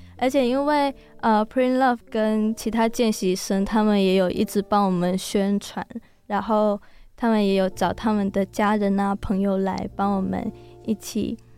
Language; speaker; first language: Chinese; non-native, local second language; Cantonese